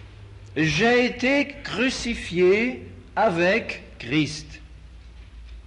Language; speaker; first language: French; native; French